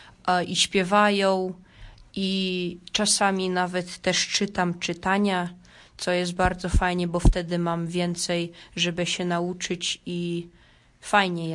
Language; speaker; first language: Polish; early bilingual, heritage; Polish